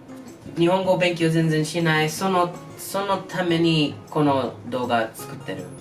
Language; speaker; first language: Japanese; non-native, learner; English